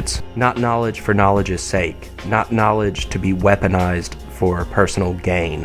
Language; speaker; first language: English; native; English